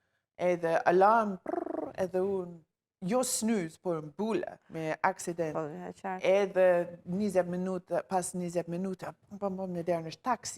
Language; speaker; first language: Albanian; non-native, learner; English